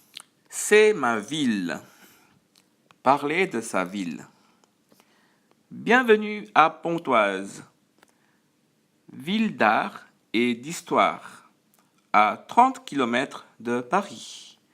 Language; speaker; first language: French; non-native, fluent; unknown